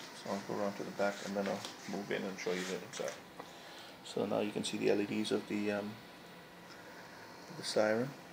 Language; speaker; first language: English; native; English